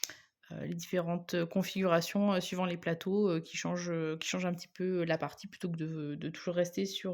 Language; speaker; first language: French; native; French